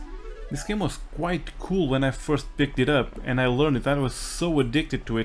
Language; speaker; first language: English; non-native, fluent; Portuguese